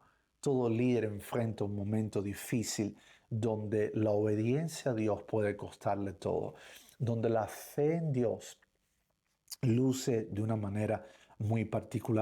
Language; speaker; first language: Spanish; native; Spanish